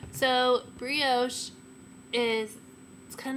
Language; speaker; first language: English; native; English